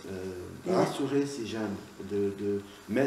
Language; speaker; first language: French; non-native, local second language; Arabic